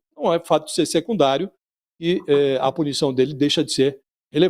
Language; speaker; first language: Portuguese; native; Portuguese